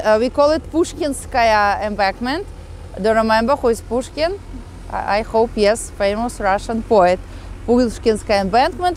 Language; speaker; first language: English; non-native, fluent; Russian